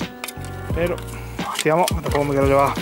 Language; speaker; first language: Spanish; native; Spanish